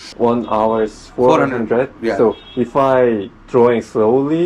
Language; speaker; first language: English; non-native, learner; Korean